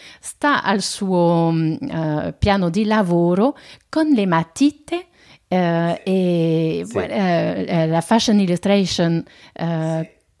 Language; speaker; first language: Italian; non-native, fluent; French